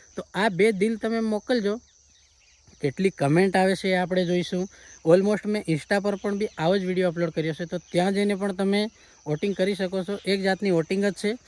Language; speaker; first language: Gujarati; non-native, local second language; Bhili